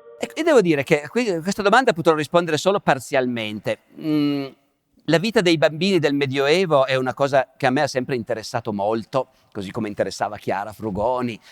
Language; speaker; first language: Italian; native; Italian